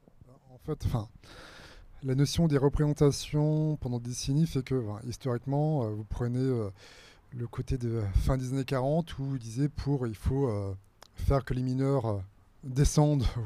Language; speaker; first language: French; native; French